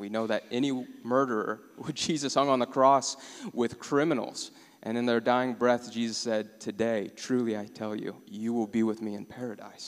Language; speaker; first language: English; native; English